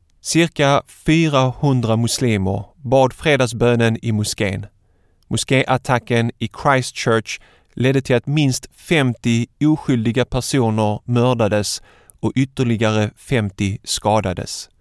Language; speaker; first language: Swedish; native; Swedish